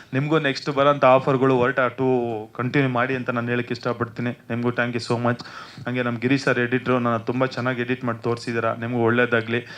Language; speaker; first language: Kannada; native; Kannada